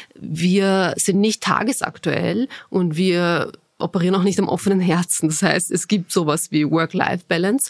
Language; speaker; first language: German; early bilingual, other home language; Bosnian